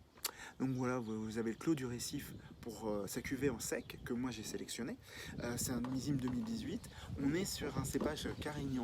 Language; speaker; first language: French; native; French